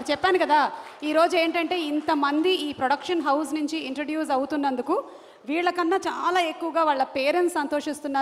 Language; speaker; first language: Telugu; native; Telugu